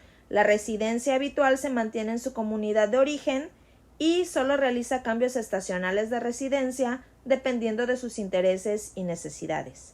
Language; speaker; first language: Spanish; native; Spanish